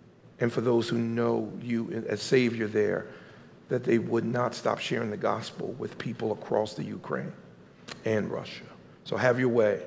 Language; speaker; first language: English; native; English